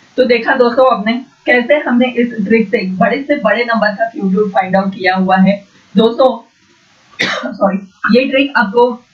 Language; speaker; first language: Hindi; non-native, local second language; Marathi